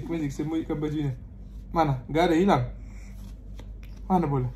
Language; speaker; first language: Indonesian; non-native, learner; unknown